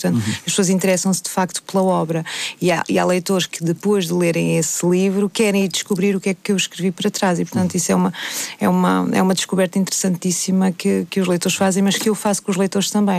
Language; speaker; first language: Portuguese; native; Portuguese